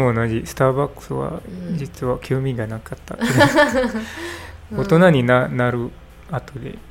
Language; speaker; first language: Japanese; non-native, learner; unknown